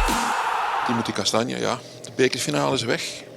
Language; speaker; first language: Dutch; native; Dutch